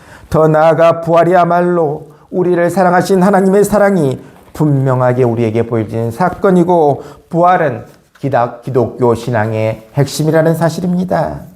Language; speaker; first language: Korean; native; Korean